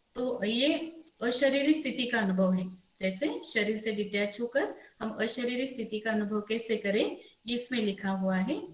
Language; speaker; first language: Hindi; non-native, local second language; Marathi